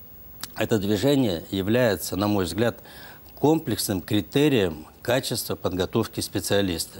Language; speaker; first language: Russian; native; Russian